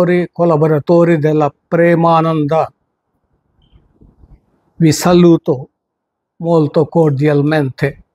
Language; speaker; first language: Italian; non-native, fluent; Telugu